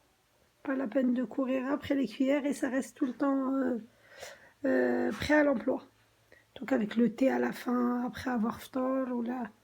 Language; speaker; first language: French; native; French